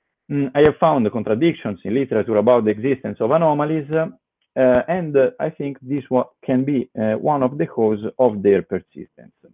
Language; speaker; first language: English; non-native, fluent; Italian